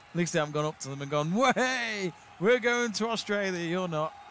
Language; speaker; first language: English; native; English